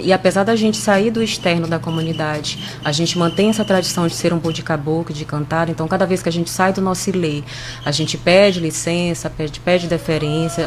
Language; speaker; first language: Portuguese; native; Portuguese